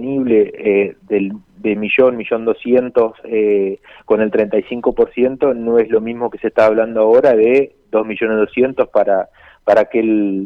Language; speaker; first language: Spanish; native; Spanish